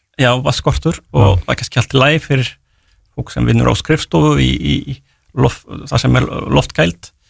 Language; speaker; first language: Icelandic; non-native, fluent; French